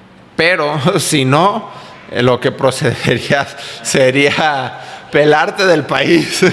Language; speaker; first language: Spanish; native; Spanish